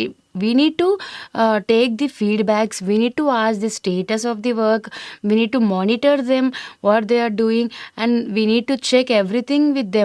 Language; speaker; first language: English; non-native, local second language; Telugu